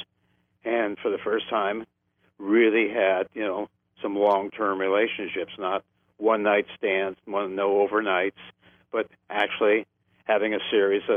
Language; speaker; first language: English; native; English